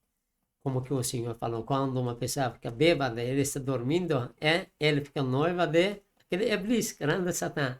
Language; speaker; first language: Portuguese; non-native, learner; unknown